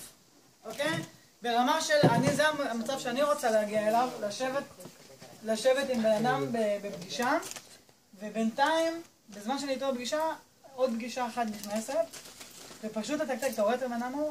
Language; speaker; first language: Hebrew; native; Hebrew